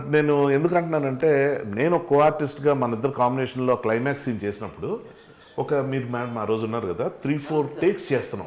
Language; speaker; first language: Telugu; native; Telugu